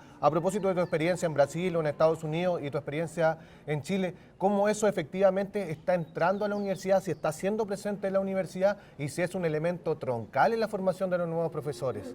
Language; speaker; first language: Spanish; native; Spanish